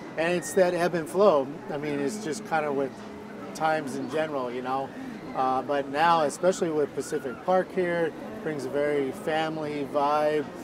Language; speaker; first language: English; native; English